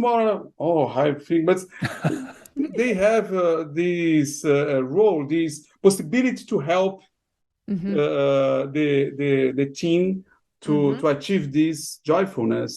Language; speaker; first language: English; non-native, fluent; Portuguese